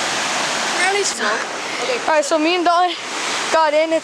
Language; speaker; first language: English; native; English